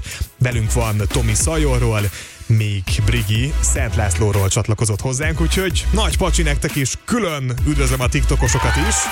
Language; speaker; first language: Hungarian; native; Hungarian